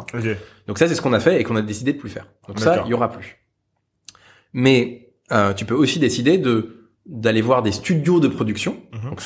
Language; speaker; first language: French; native; French